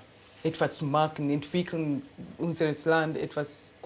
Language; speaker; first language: German; non-native, learner; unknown